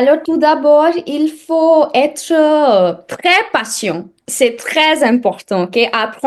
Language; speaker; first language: French; non-native, fluent; Hindi